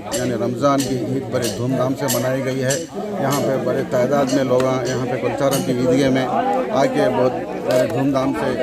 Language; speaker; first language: Hindi; non-native, local second language; Urdu